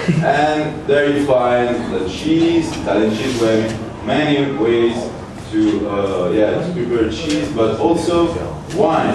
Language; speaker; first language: English; non-native, learner; Italian